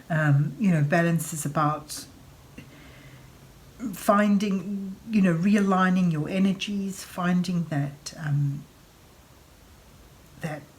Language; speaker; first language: English; native; English